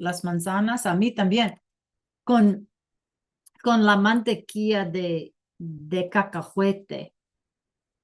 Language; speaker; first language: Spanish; non-native, fluent; English